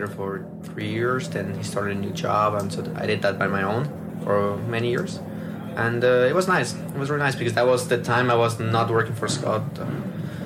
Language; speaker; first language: English; non-native, fluent; French